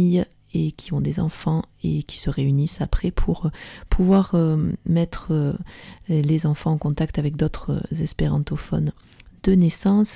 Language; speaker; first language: French; native; French